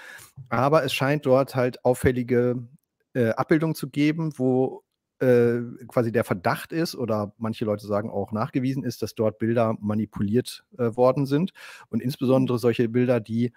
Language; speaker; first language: German; native; German